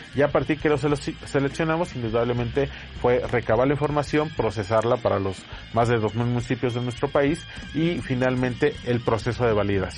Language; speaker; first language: Spanish; native; Spanish